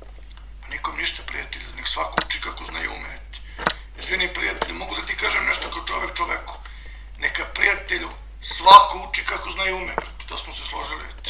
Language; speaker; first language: Serbian; native; Serbian